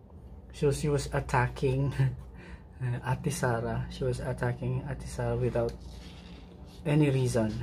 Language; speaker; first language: English; non-native, local second language; Filipino